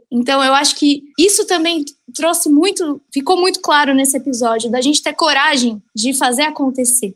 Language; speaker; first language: Portuguese; native; Portuguese